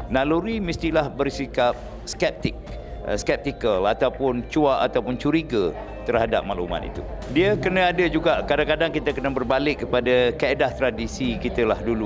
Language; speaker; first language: Malay; native; Malay